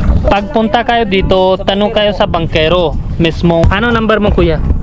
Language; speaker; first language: Filipino; non-native, learner; Hindi